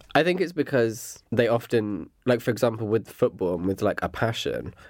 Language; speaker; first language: English; native; English